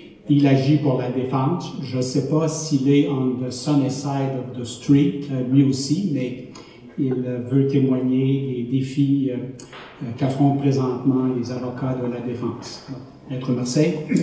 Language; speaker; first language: French; native; French